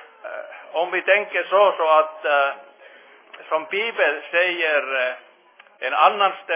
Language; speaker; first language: Swedish; non-native, fluent; Finnish